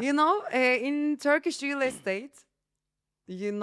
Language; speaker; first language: English; non-native, learner; Turkish